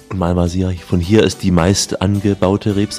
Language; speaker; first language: German; native; German